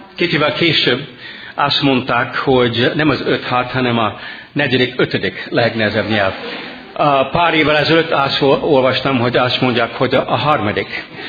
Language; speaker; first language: Hungarian; non-native, fluent; English